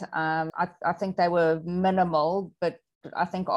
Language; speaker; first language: English; native; English